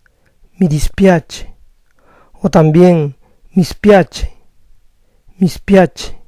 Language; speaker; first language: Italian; non-native, learner; Spanish